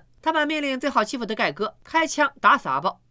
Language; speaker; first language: Chinese; native; Chinese